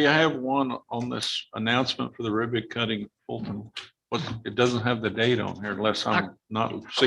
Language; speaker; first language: English; native; English